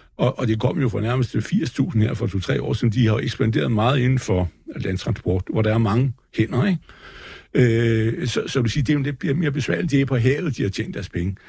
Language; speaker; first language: Danish; native; Danish